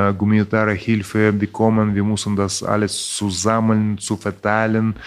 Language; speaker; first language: German; non-native, fluent; Russian